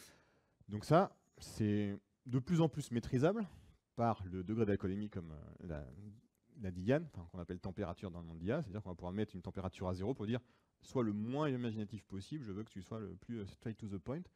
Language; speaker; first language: French; native; French